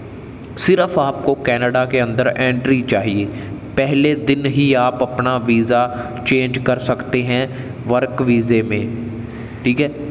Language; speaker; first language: Hindi; non-native, local second language; Punjabi